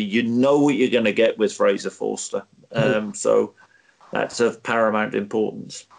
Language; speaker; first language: English; native; English